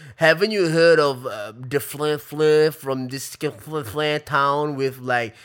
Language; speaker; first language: English; native; English